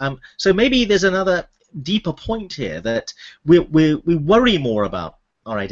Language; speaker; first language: English; native; English